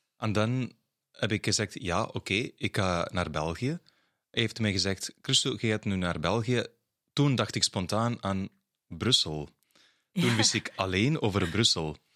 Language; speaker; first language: Dutch; non-native, fluent; Tamil